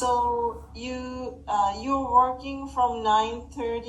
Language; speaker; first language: English; non-native, fluent; Japanese